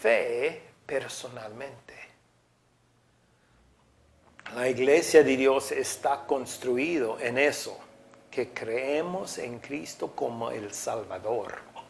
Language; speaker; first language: Spanish; non-native, fluent; English